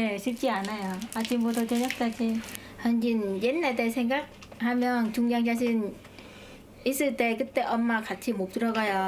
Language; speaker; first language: Korean; non-native, learner; Vietnamese